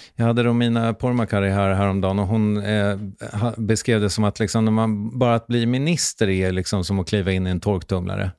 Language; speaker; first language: Swedish; native; Swedish